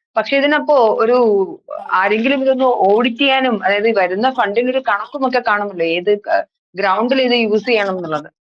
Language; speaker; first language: Malayalam; native; Malayalam